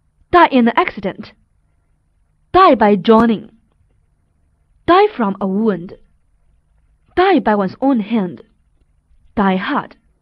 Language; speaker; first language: English; non-native, fluent; Chinese